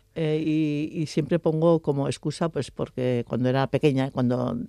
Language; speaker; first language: Spanish; native; Spanish